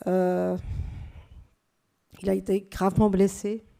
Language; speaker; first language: French; non-native, fluent; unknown